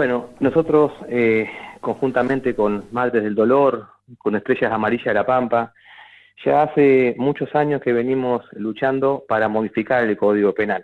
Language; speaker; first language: Spanish; native; Spanish